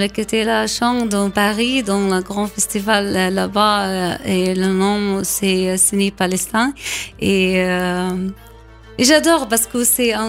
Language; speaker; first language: French; non-native, learner; Arabic